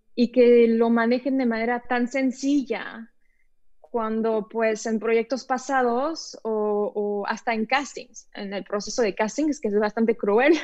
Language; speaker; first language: Spanish; early bilingual, other home language; French